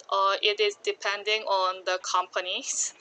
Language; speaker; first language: English; non-native, learner; Korean